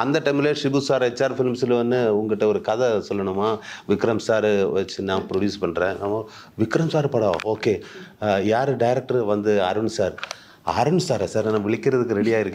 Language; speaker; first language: Tamil; non-native, learner; Malayalam